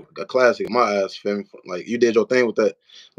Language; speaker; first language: English; native; English